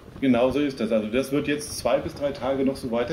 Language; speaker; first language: German; native; German